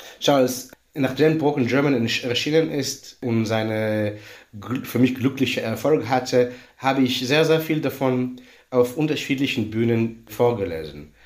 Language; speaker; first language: German; non-native, fluent; Hebrew